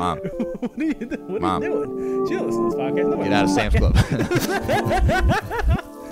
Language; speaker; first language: English; native; English